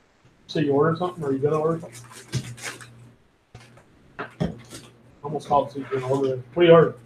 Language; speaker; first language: English; native; English